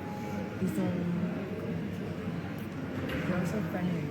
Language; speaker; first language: French; non-native, fluent; Vietnamese